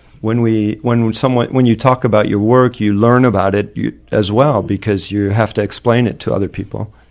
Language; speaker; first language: English; native; English